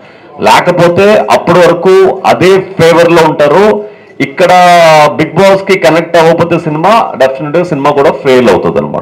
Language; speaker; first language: Telugu; native; Telugu